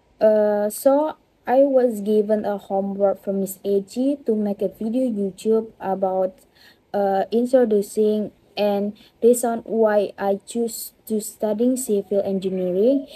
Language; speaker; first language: English; non-native, learner; Indonesian